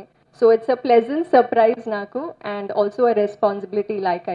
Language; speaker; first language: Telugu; non-native, learner; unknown